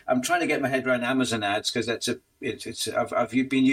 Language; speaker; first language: English; native; English